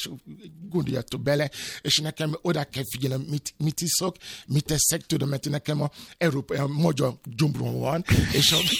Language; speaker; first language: Hungarian; non-native, fluent; Yoruba